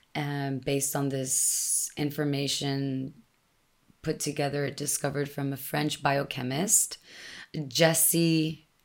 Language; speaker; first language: English; early bilingual, other home language; Spanish